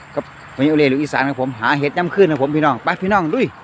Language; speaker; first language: Thai; native; Thai